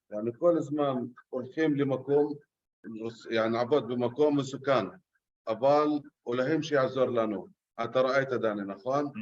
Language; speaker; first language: Hebrew; non-native, local second language; Arabic